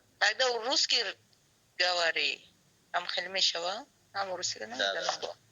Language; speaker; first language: Russian; non-native, learner; Tajik